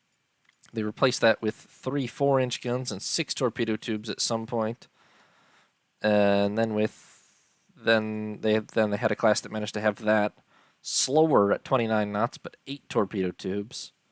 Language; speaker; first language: English; native; English